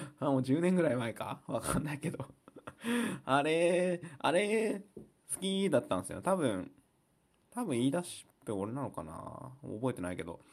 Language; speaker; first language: Japanese; native; Japanese